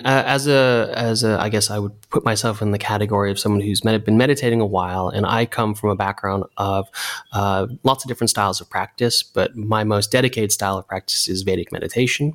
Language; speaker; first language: English; native; English